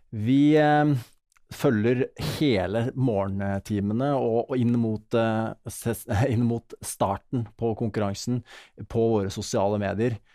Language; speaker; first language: Norwegian; native; Norwegian